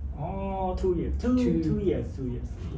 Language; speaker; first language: English; non-native, learner; Japanese